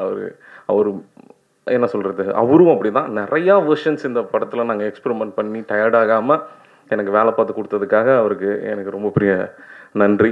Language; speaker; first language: Tamil; native; Tamil